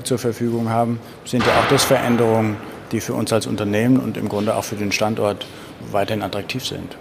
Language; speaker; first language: German; native; German